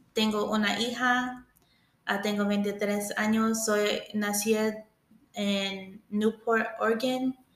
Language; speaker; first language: Spanish; early bilingual, heritage; English